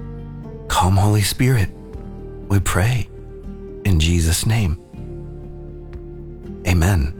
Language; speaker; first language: English; native; English